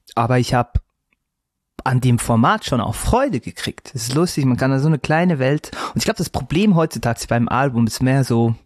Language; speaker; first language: German; native; German